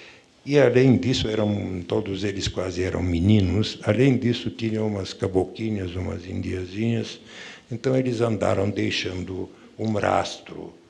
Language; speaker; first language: Portuguese; non-native, fluent; Bulgarian